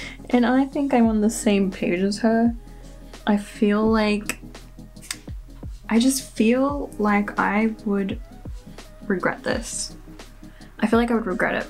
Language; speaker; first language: English; early bilingual, other home language; Spanish